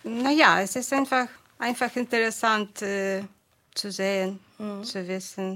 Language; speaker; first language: German; non-native, fluent; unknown